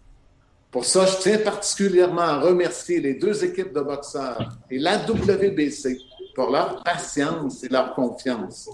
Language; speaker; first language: French; native; French